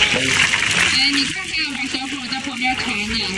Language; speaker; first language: Chinese; native; Chinese